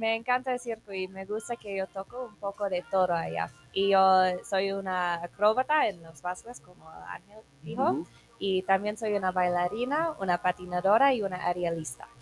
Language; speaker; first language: Spanish; non-native, learner; English